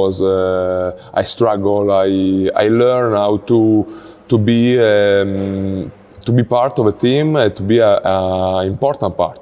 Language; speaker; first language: English; non-native, learner; Italian